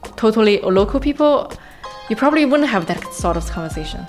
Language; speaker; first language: English; non-native, fluent; Chinese